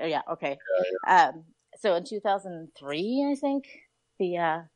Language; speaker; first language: English; native; English